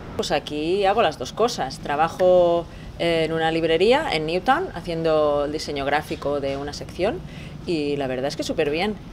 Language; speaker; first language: Spanish; native; Spanish